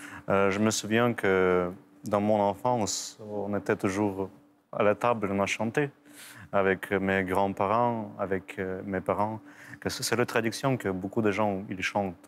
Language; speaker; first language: French; non-native, fluent; Ukrainian